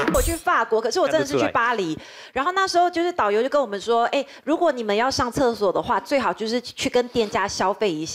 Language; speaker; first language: Chinese; native; Chinese